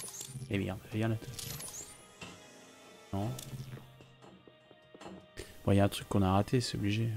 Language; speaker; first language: French; native; French